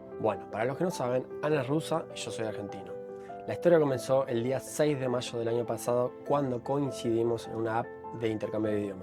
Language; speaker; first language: Spanish; native; Spanish